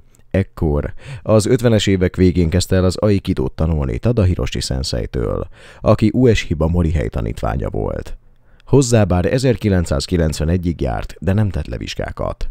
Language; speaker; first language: Hungarian; native; Hungarian